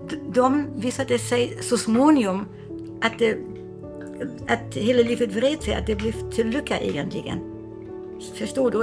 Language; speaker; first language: Swedish; non-native, fluent; German